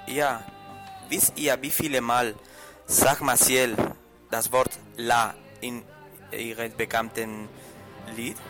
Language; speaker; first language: German; non-native, learner; Spanish